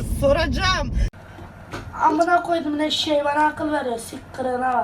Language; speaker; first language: Turkish; non-native, learner; Russian